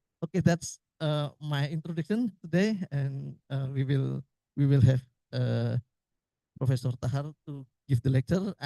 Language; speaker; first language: English; non-native, learner; Indonesian